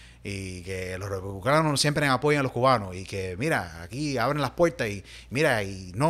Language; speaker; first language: Spanish; early bilingual, heritage; Spanish